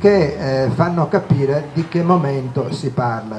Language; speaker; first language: Italian; native; Italian